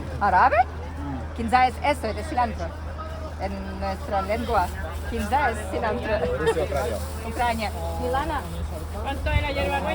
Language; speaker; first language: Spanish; non-native, learner; Ukrainian